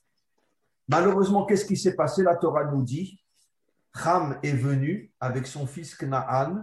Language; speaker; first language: French; native; French